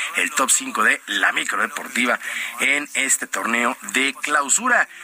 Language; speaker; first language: Spanish; native; Spanish